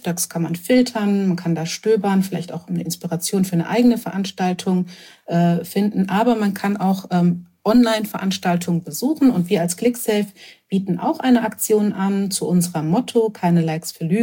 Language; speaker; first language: German; native; German